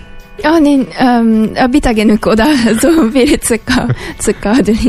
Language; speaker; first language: German; non-native, learner; Japanese